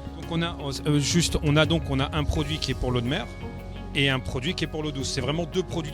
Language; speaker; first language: French; native; French